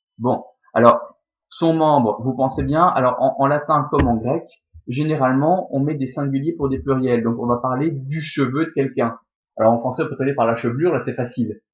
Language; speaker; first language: French; native; French